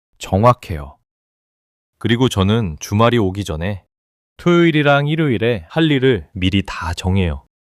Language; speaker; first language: Korean; non-native, fluent; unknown